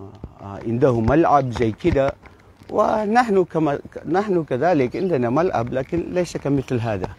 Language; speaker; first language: Arabic; non-native, fluent; Maranao